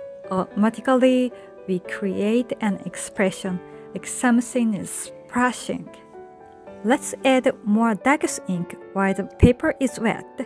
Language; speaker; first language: English; non-native, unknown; Japanese